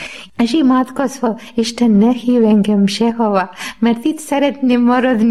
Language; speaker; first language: Hungarian; non-native, learner; Malayalam